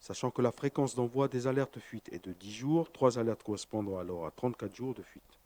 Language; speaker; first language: French; native; French